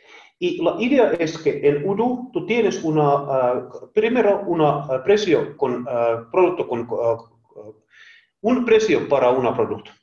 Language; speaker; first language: Spanish; non-native, learner; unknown